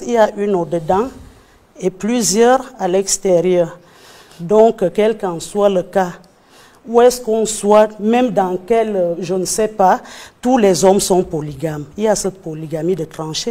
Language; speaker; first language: French; non-native, local second language; Fang